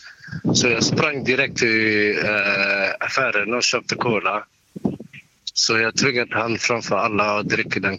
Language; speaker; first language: Swedish; non-native, learner; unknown